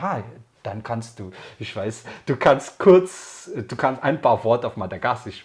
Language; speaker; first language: German; non-native, learner; Malagasy